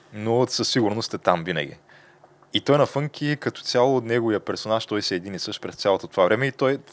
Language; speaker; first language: Bulgarian; native; Bulgarian